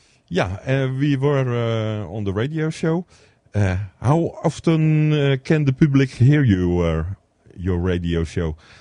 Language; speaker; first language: English; non-native, learner; Dutch